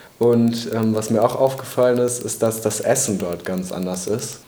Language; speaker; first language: German; native; German